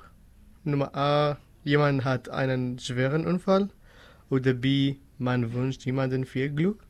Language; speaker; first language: German; non-native, learner; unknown